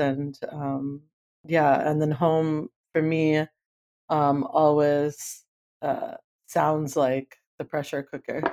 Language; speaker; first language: English; native; English